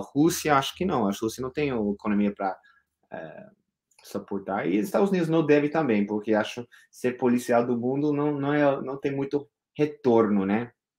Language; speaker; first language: Portuguese; non-native, fluent; English